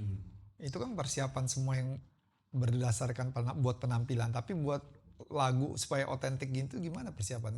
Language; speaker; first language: Indonesian; native; Indonesian